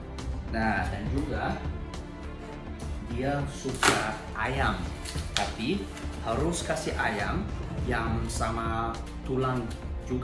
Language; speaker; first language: Indonesian; non-native, learner; English